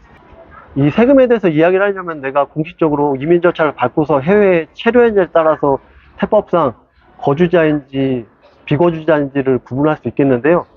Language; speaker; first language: Korean; native; Korean